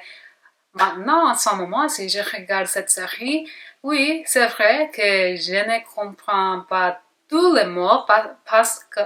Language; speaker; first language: French; non-native, learner; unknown